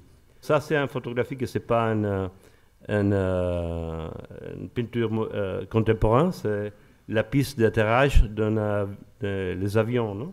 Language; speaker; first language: French; non-native, learner; Spanish